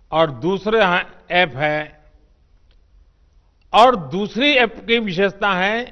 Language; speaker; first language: Hindi; non-native, local second language; Gujarati